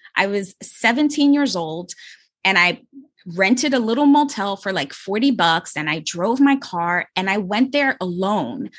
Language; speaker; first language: English; native; English